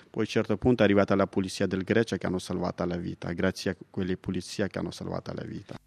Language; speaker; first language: Italian; non-native, fluent; Persian